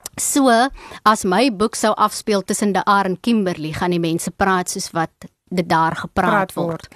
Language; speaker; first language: Afrikaans; native; Afrikaans